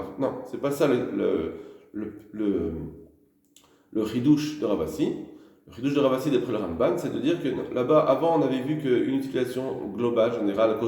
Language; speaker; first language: French; native; French